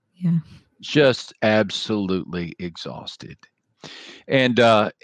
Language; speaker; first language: English; native; English